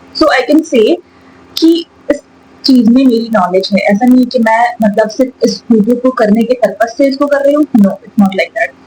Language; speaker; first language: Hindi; native; Hindi